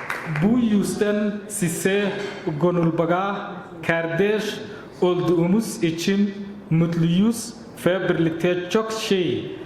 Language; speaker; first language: Turkish; non-native, fluent; Somali